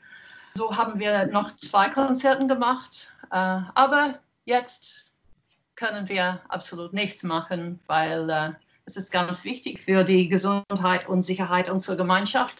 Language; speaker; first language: German; non-native, learner; English